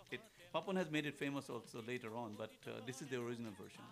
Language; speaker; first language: English; non-native, local second language; Assamese